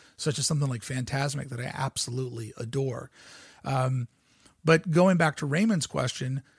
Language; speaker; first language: English; native; English